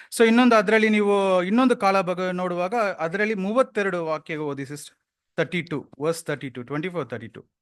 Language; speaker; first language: Kannada; non-native, local second language; Tamil